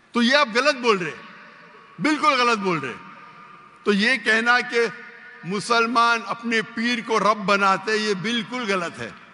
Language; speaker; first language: Urdu; non-native, local second language; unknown